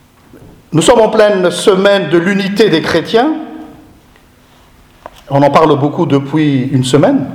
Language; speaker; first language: French; non-native, local second language; Malagasy